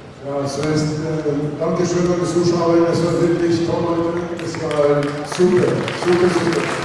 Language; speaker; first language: German; non-native, fluent; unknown